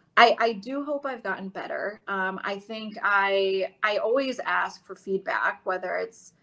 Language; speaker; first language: English; native; English